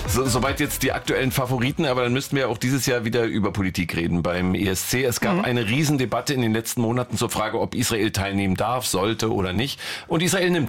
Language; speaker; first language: German; native; German